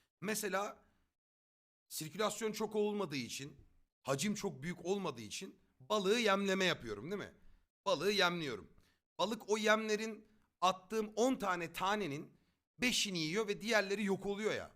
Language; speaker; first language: Turkish; native; Turkish